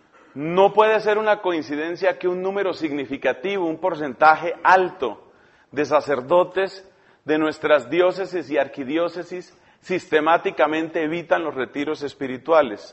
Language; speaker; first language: Spanish; native; Spanish